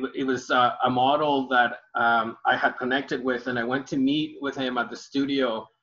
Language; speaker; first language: English; early bilingual, other home language; Spanish